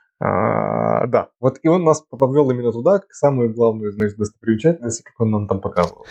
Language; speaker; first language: Russian; native; Russian